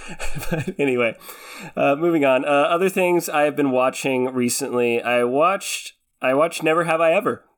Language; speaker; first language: English; early bilingual, other home language; Filipino